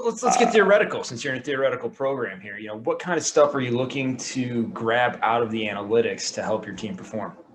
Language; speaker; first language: English; native; English